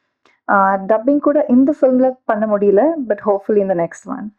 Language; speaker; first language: Tamil; non-native, learner; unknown